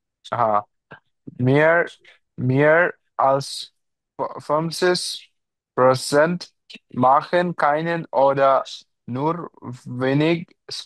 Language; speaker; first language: German; non-native, learner; Bangla